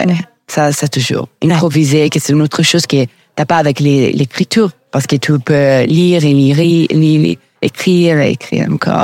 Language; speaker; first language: French; non-native, learner; Italian